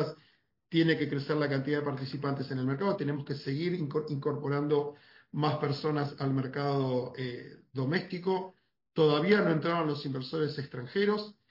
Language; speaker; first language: Spanish; native; Spanish